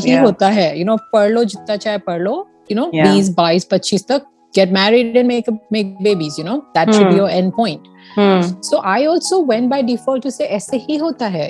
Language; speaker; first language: English; non-native, local second language; Hindi